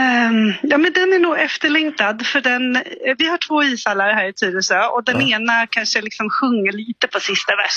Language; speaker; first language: Swedish; native; Swedish